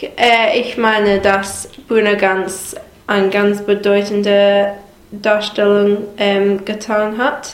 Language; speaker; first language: German; non-native, learner; English